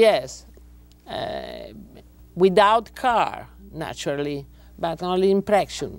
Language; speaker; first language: English; non-native, learner; Italian